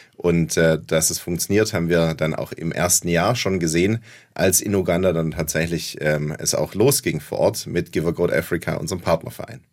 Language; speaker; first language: German; native; German